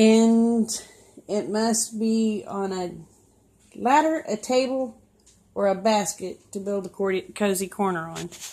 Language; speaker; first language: English; native; English